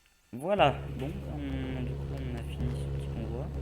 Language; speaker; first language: French; native; French